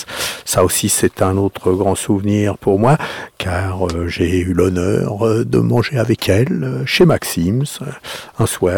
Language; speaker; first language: French; native; French